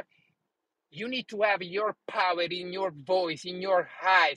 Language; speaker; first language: English; non-native, learner; Italian